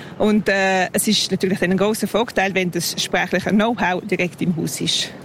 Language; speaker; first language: German; non-native, local second language; Romansh